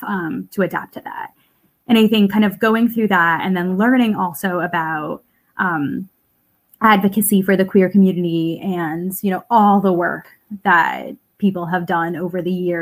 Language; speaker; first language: English; early bilingual, other home language; Russian